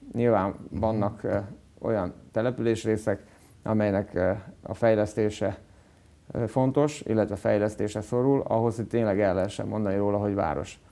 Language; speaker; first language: Hungarian; native; Hungarian